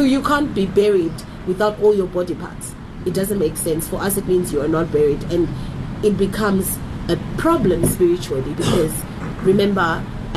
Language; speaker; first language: English; non-native, local second language; Shona